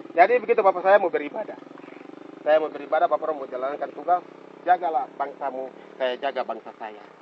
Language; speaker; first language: Indonesian; native; Indonesian